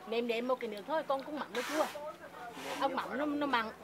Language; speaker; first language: Vietnamese; native; Vietnamese